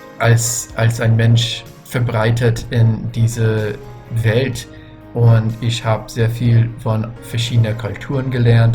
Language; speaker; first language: German; non-native, fluent; English